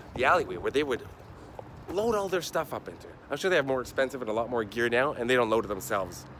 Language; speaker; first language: English; native; English